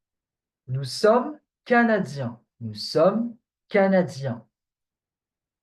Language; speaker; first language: French; non-native, fluent; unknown